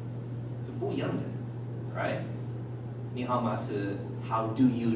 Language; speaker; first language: Chinese; non-native, learner; English